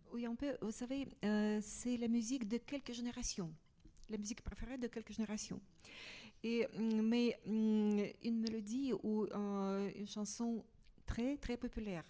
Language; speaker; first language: French; non-native, fluent; Russian